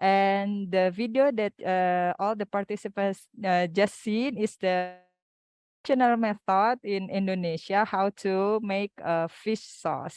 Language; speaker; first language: English; non-native, fluent; Indonesian